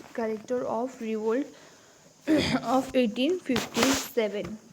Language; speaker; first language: English; non-native, local second language; Hindi